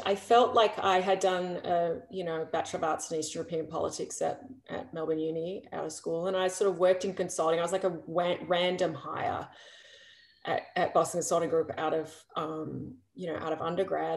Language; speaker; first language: English; native; English